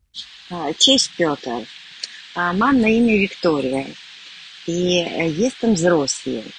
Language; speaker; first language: Polish; non-native, learner; Russian